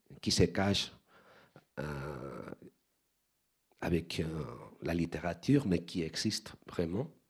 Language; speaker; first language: French; non-native, learner; Spanish